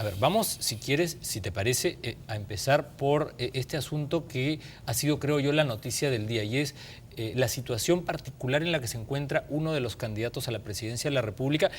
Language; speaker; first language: Spanish; native; Spanish